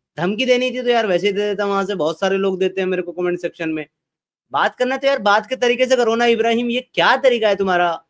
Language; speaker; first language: Hindi; native; Hindi